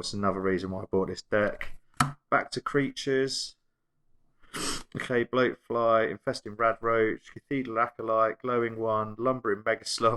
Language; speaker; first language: English; native; English